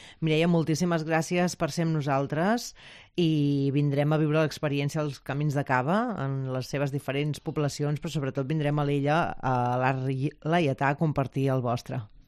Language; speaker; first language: Catalan; native; Catalan